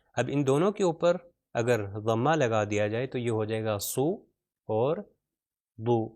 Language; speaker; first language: Urdu; non-native, local second language; Punjabi